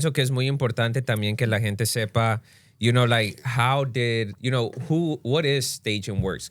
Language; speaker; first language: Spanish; early bilingual, other home language; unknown